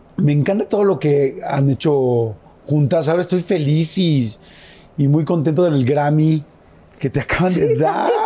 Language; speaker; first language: Spanish; native; Spanish